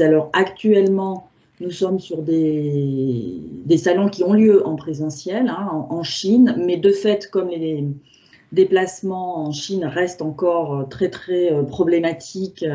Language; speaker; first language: French; native; French